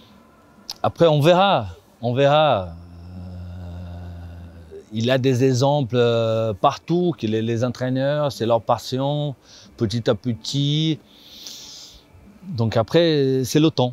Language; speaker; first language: French; non-native, fluent; Portuguese